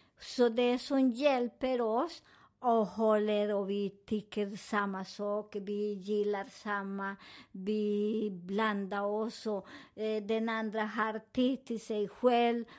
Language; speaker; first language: Swedish; non-native, fluent; Spanish